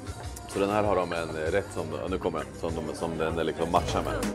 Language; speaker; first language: Swedish; native; Swedish